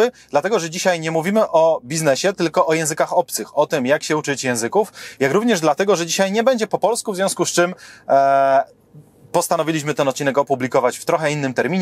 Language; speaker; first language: Polish; native; Polish